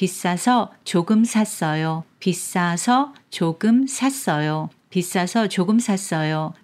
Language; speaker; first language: Korean; non-native, fluent; Chinese